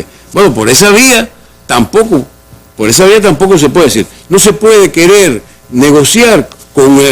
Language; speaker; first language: Spanish; native; Spanish